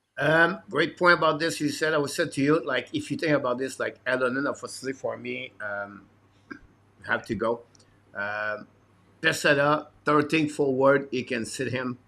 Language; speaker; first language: English; non-native, fluent; French